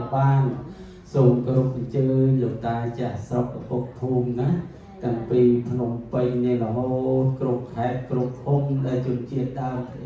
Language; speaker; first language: Khmer; non-native, local second language; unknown